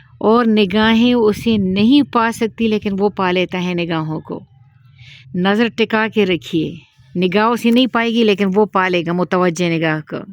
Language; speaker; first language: Urdu; non-native, local second language; Pashto